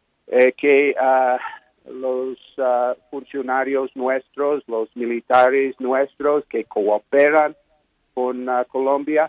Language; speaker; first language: Spanish; non-native, fluent; English